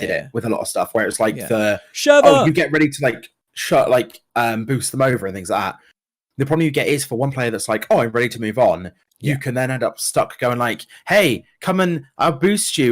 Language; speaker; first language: English; native; English